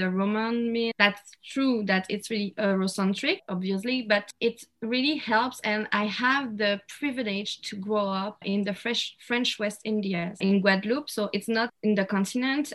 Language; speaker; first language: English; non-native, fluent; French